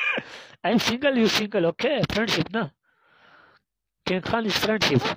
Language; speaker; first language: English; non-native, learner; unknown